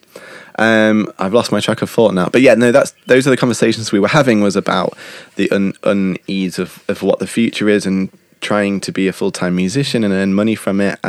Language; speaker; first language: English; native; English